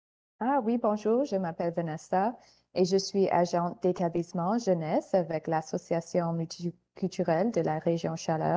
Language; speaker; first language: French; non-native, learner; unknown